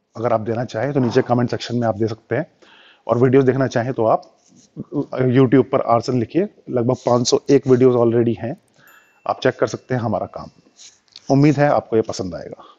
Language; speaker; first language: Hindi; native; Hindi